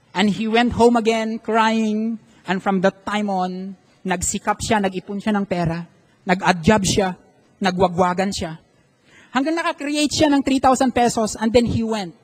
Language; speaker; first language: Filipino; non-native, local second language; Iloko